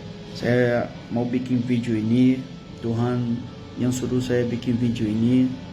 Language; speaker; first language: Indonesian; non-native, learner; Portuguese